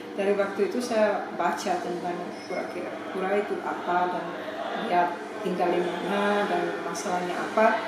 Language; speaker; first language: Indonesian; non-native, fluent; Czech